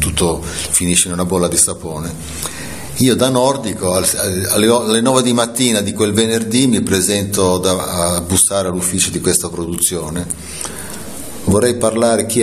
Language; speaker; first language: Italian; native; Italian